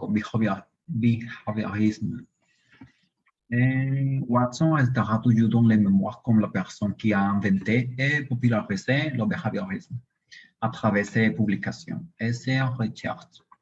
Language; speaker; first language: French; non-native, learner; Spanish